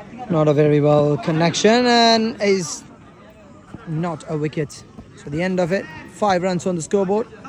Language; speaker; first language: English; non-native, local second language; Malayalam